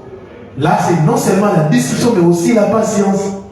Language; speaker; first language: French; non-native, local second language; Lingala